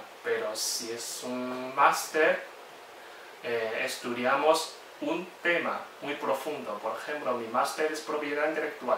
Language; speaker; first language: Spanish; non-native, fluent; Chinese